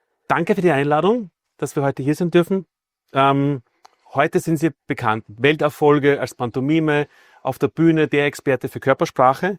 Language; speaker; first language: German; native; German